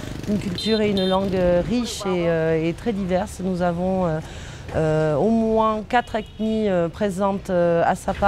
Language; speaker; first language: French; native; French